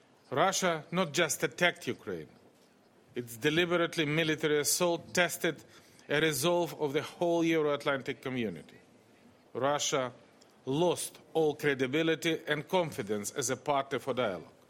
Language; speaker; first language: English; non-native, fluent; Russian